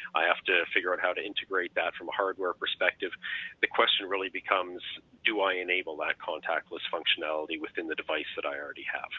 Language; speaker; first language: English; native; English